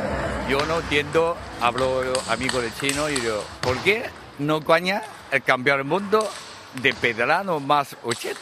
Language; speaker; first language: Spanish; non-native, learner; Chinese